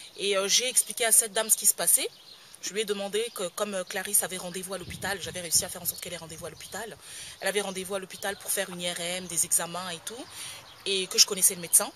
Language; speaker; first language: French; native; French